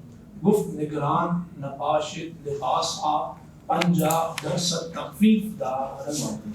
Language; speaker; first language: Persian; non-native, learner; Urdu